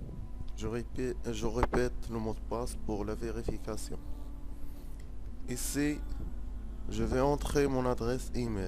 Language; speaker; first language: French; non-native, local second language; Arabic